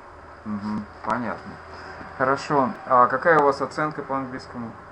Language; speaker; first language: Russian; native; Russian